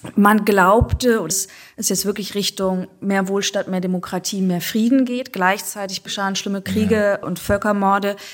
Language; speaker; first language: German; native; German